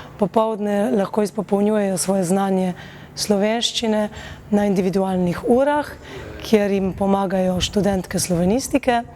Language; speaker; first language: Slovenian; native; Slovenian